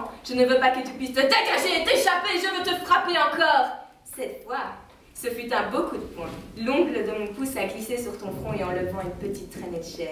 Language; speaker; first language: French; native; French